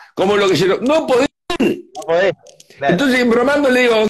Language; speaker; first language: Spanish; native; Spanish